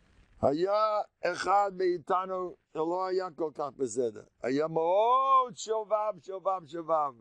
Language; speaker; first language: Hebrew; non-native, fluent; English